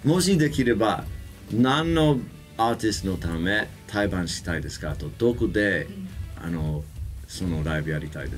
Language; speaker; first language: Japanese; non-native, fluent; English